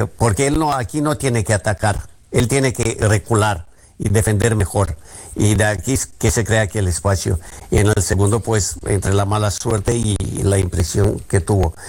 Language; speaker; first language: Spanish; non-native, fluent; Romanian